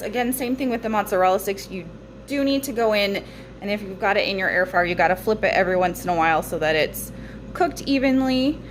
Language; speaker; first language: English; native; English